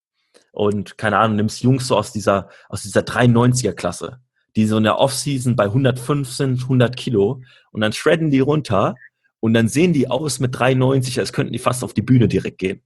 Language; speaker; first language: German; native; German